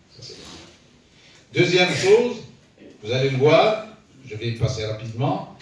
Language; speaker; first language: French; non-native, local second language; Arabic